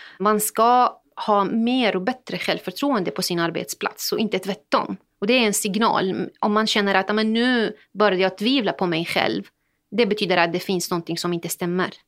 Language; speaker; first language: Swedish; non-native, fluent; Arabic